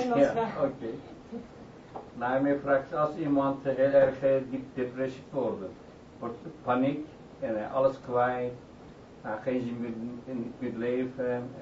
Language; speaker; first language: Dutch; non-native, learner; Turkish